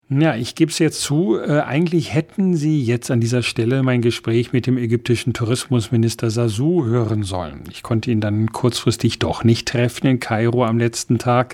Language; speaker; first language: German; native; German